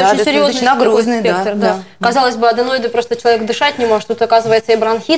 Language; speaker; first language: Russian; native; Russian